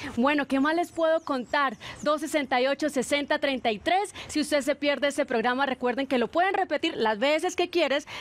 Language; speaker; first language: Spanish; native; Spanish